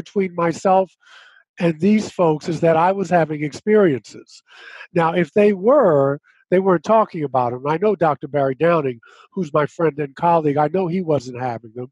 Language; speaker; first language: English; native; English